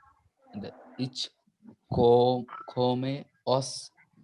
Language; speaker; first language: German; non-native, learner; Malayalam